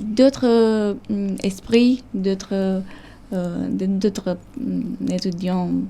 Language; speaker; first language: French; non-native, fluent; Romanian